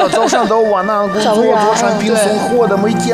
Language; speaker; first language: Chinese; non-native, learner; Russian